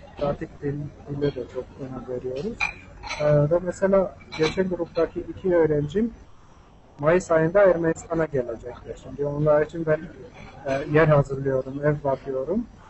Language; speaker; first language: Turkish; non-native, fluent; Armenian